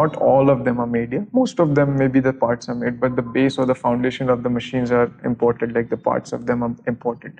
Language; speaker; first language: English; non-native, local second language; Gujarati